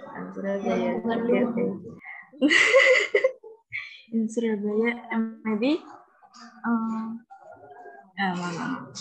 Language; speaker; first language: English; non-native, learner; Indonesian